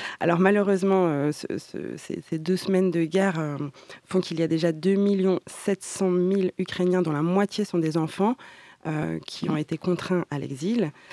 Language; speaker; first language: French; native; French